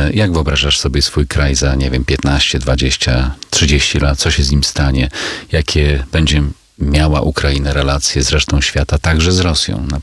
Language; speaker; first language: Polish; native; Polish